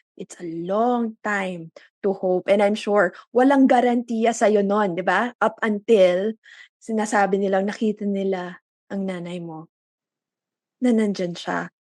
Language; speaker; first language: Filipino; native; Filipino